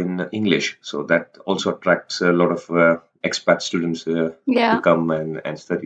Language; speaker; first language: English; non-native, local second language; Rajasthani